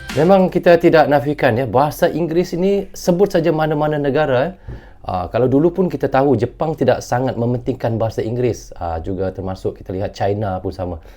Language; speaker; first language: Malay; native; Malay